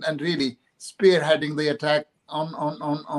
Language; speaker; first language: English; non-native, local second language; Punjabi